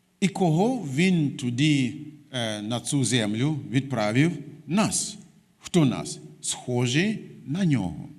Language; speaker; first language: Ukrainian; non-native, fluent; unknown